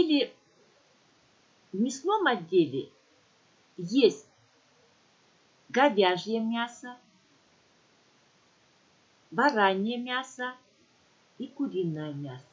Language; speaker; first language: Russian; non-native, local second language; Kyrgyz